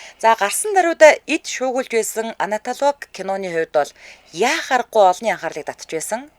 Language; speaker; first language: Mongolian; native; Mongolian